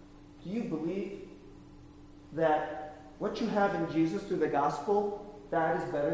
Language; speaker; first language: English; native; English